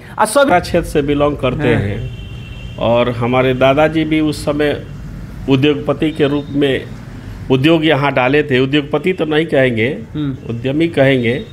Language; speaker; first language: Hindi; native; Hindi